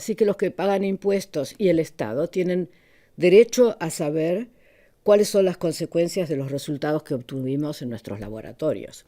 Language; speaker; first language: Spanish; native; Spanish